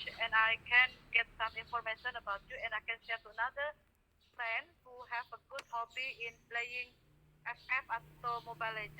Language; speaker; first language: English; non-native, fluent; Indonesian